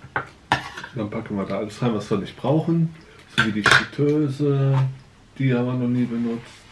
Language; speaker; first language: German; native; German